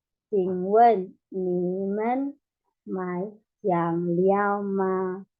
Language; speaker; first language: Chinese; non-native, learner; Indonesian